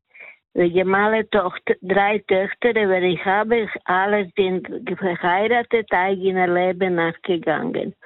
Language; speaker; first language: German; non-native, learner; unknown